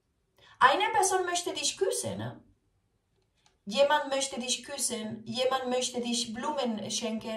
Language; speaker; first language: German; non-native, fluent; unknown